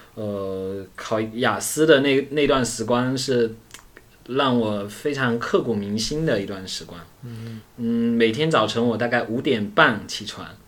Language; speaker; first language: Chinese; native; Chinese